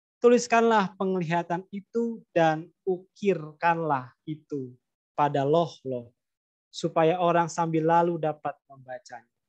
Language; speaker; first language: Indonesian; native; Indonesian